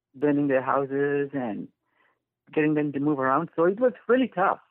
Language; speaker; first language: English; non-native, fluent; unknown